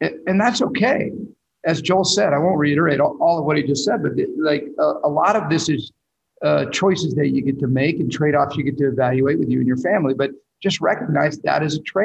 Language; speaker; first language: English; native; English